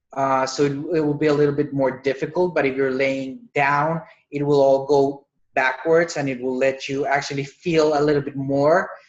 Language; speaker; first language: English; non-native, fluent; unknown